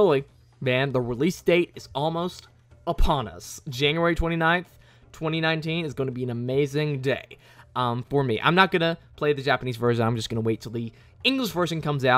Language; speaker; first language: English; native; English